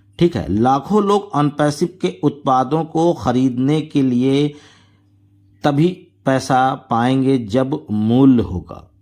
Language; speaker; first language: Hindi; native; Hindi